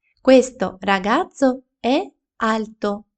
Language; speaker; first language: Italian; non-native, fluent; Ukrainian